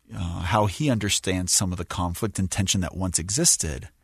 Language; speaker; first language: English; native; English